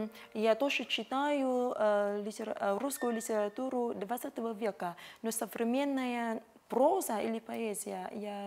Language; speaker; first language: Russian; non-native, fluent; Vietnamese